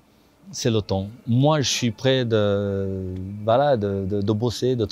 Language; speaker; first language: French; non-native, fluent; Portuguese